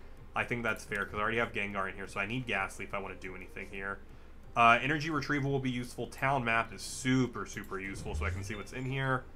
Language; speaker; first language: English; native; English